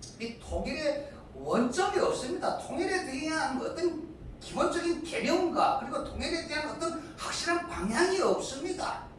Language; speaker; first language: Korean; native; Korean